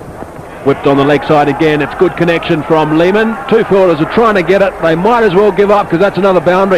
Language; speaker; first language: English; native; English